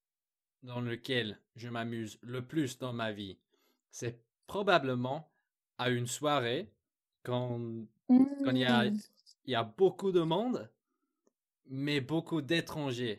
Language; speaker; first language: French; non-native, fluent; English